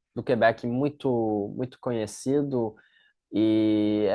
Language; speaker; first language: Portuguese; non-native, fluent; French